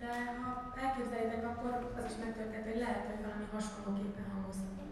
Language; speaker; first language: Hungarian; native; Hungarian